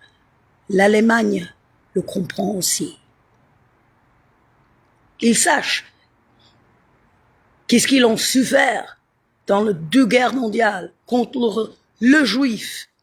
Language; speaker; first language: French; non-native, learner; Italian